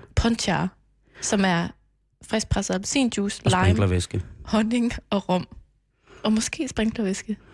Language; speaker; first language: Danish; native; Danish